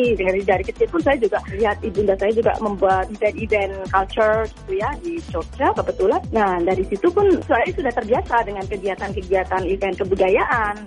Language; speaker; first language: Indonesian; native; Indonesian